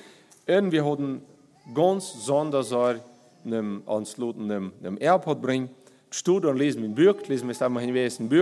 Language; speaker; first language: German; non-native, learner; Plautdietsch